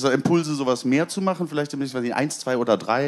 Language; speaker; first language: German; native; German